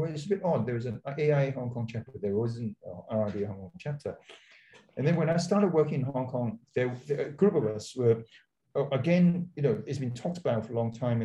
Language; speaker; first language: English; non-native, local second language; Cantonese